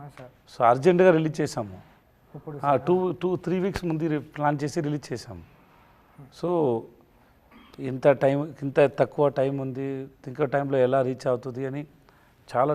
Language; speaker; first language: Telugu; non-native, local second language; Tamil